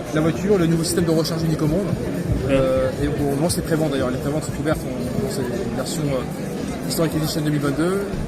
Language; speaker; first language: French; native; French